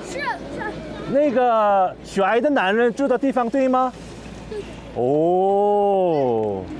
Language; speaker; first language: Chinese; non-native, learner; Korean